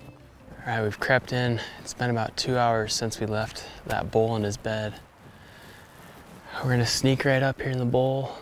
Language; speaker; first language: English; native; English